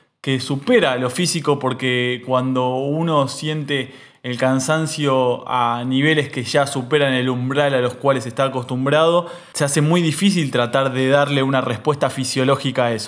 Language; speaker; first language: Spanish; native; Spanish